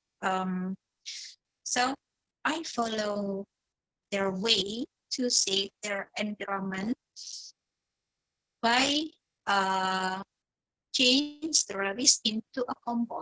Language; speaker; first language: English; non-native, fluent; Indonesian